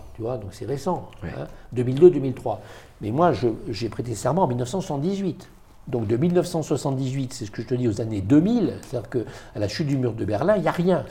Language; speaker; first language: French; native; French